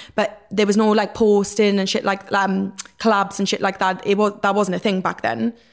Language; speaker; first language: English; native; English